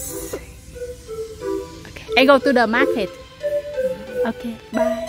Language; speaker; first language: English; non-native, learner; Vietnamese